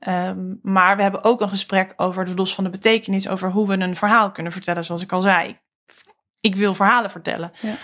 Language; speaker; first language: Dutch; native; Dutch